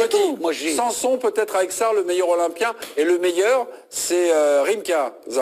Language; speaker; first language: French; native; French